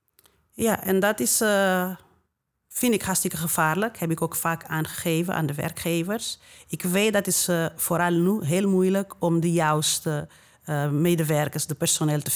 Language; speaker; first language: Dutch; non-native, fluent; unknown